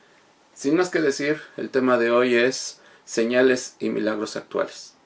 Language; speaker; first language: Spanish; native; Spanish